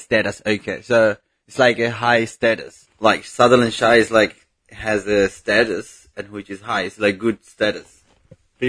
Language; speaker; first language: English; non-native, local second language; Bangla